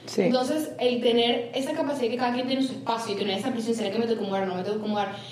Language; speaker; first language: Spanish; native; Spanish